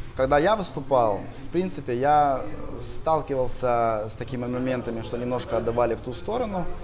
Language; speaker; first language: Russian; non-native, local second language; Ukrainian